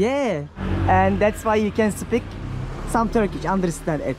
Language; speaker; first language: English; non-native, fluent; Turkish